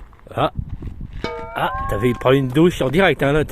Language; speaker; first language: French; native; French